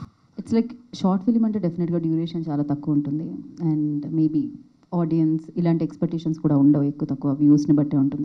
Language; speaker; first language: Telugu; native; Telugu